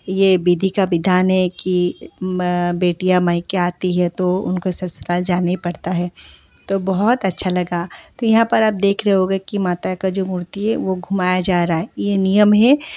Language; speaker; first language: Hindi; non-native, local second language; Bangla